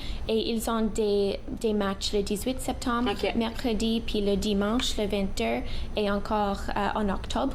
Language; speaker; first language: French; non-native, local second language; English